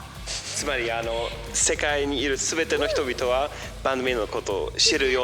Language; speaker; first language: Japanese; non-native, fluent; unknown